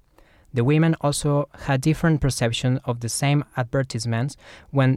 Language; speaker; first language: English; non-native, fluent; Spanish